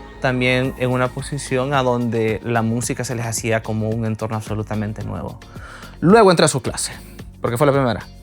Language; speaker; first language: Spanish; native; Spanish